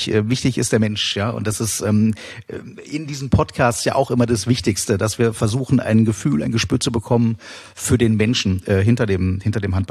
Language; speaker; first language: German; native; German